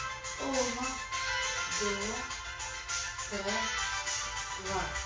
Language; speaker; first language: Italian; non-native, learner; Russian